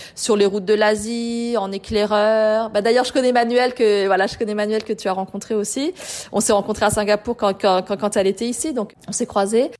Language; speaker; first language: French; native; French